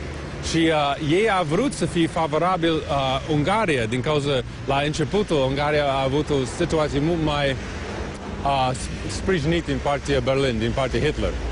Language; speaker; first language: Romanian; non-native, learner; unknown